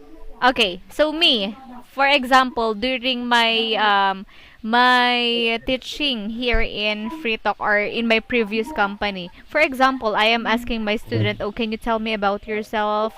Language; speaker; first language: English; non-native, fluent; Filipino